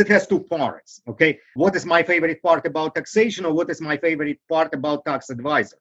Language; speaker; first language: English; non-native, fluent; Russian